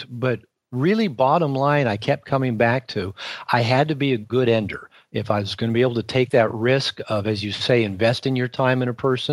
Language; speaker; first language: English; native; English